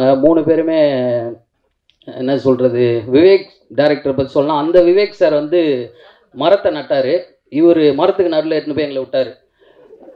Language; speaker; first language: Tamil; native; Tamil